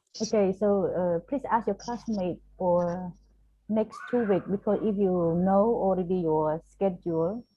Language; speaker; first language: English; non-native, fluent; Khmer